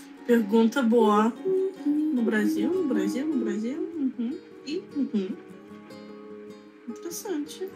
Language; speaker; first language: Portuguese; non-native, learner; Russian